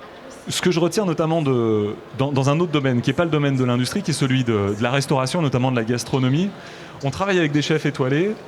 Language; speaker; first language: French; native; French